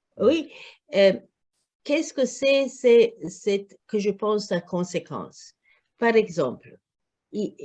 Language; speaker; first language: French; non-native, learner; Croatian